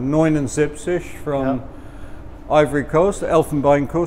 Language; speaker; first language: German; non-native, fluent; English